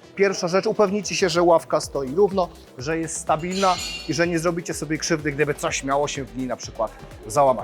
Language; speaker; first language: Polish; native; Polish